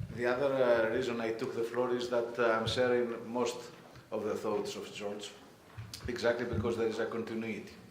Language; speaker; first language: English; non-native, fluent; Greek